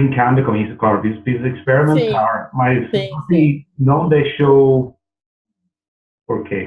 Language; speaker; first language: Portuguese; non-native, learner; English